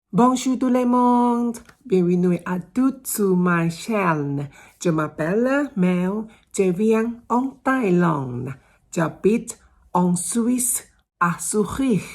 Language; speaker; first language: French; non-native, learner; Thai